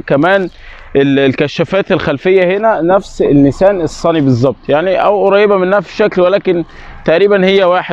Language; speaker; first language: Arabic; native; Arabic